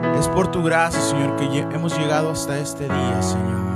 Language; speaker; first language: Spanish; native; Spanish